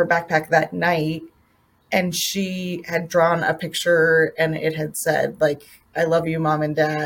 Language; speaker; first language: English; native; English